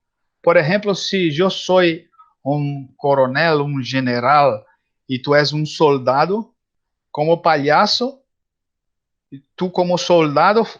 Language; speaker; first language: Spanish; non-native, learner; Portuguese